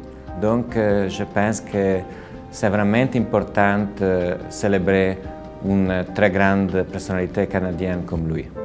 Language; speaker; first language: French; non-native, fluent; Italian